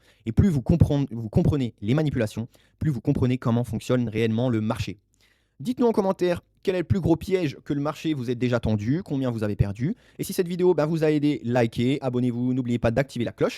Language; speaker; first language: French; native; French